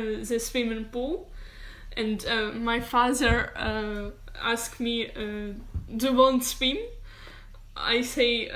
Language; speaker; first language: English; non-native, learner; Ukrainian